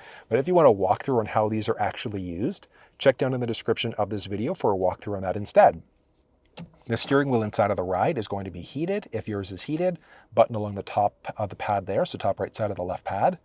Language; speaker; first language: English; native; English